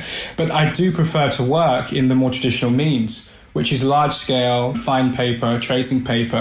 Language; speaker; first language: English; native; English